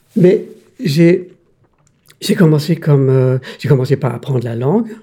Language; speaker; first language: French; non-native, fluent; Danish